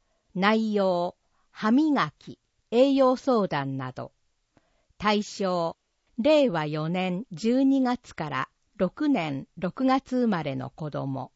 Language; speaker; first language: Japanese; native; Japanese